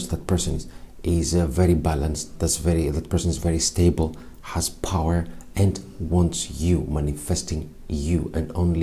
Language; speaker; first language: English; non-native, fluent; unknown